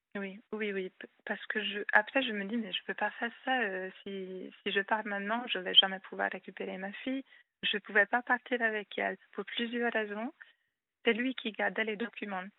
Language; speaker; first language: French; non-native, fluent; Hungarian